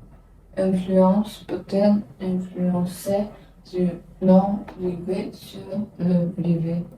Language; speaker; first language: French; non-native, learner; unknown